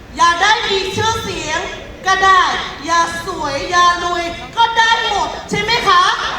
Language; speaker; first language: Thai; non-native, fluent; Burmese